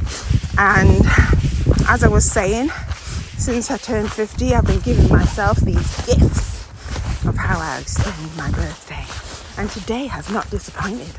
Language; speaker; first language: English; native; English